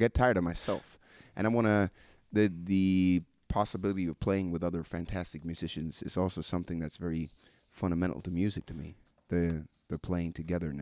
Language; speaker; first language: English; non-native, fluent; Norwegian